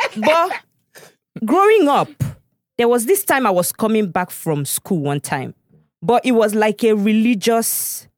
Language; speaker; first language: English; non-native, local second language; Igbo